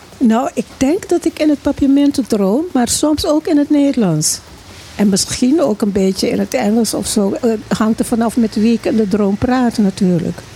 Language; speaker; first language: Dutch; non-native, local second language; Papiamento